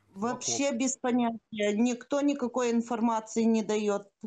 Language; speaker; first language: Russian; native; Russian